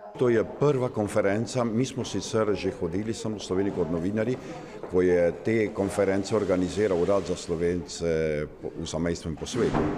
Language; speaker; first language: Slovenian; early bilingual, heritage; Slovenian